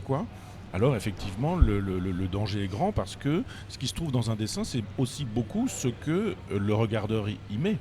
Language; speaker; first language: French; native; French